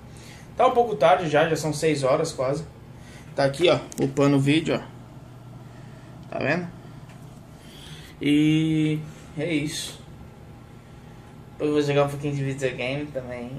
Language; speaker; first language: Portuguese; native; Portuguese